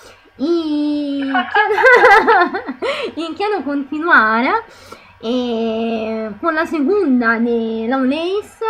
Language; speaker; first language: Spanish; non-native, fluent; Italian